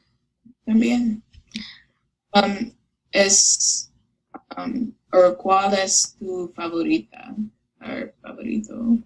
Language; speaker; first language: Spanish; non-native, learner; English